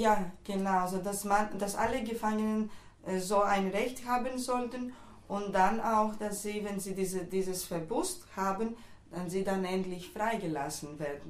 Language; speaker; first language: German; non-native, fluent; Greek